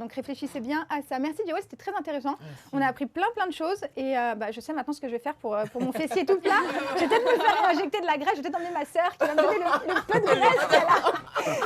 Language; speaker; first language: French; native; French